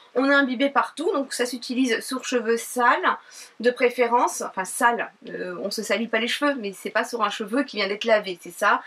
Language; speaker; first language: French; native; French